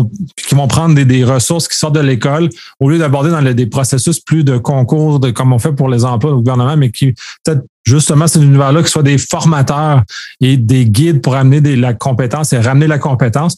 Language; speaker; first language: French; native; French